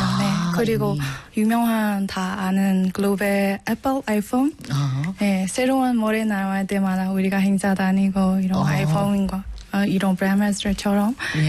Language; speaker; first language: Korean; non-native, learner; Burmese